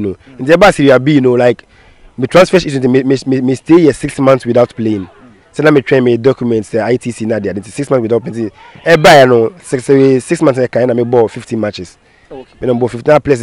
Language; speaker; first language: English; non-native, local second language; Akan